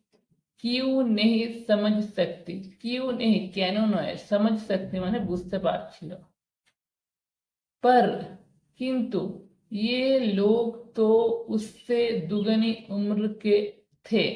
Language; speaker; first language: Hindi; non-native, fluent; Bangla